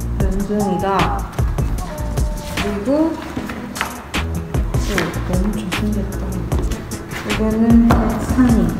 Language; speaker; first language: Korean; non-native, learner; Filipino